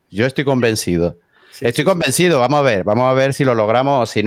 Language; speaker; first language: Spanish; native; Spanish